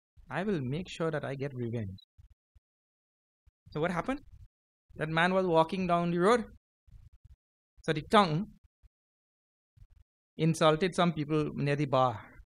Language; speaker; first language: English; early bilingual, other home language; Hindi